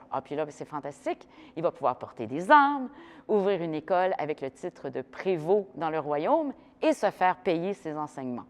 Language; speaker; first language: French; native; French